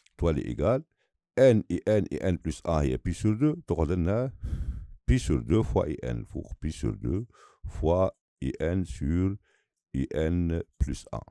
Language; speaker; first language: French; non-native, local second language; Arabic